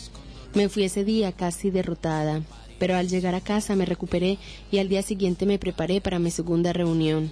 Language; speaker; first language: Spanish; native; Spanish